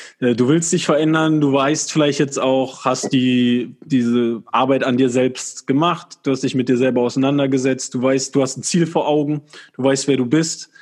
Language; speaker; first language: German; native; German